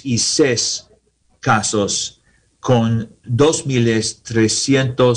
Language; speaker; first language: Spanish; non-native, learner; English